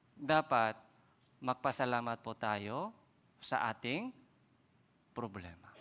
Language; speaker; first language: Filipino; non-native, fluent; Korean